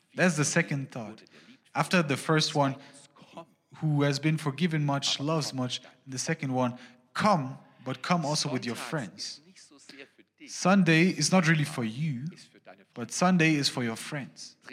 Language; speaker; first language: English; non-native, fluent; German